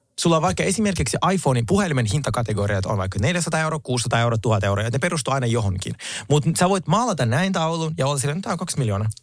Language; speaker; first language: Finnish; non-native, fluent; Russian